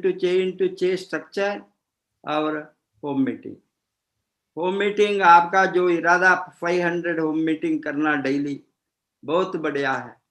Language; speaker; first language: Hindi; non-native, fluent; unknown